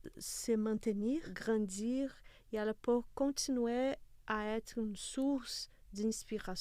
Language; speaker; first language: French; non-native, fluent; Portuguese